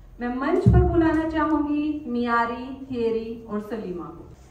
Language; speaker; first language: Hindi; native; Hindi